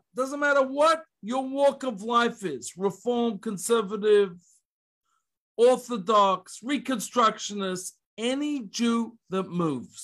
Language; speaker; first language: English; native; English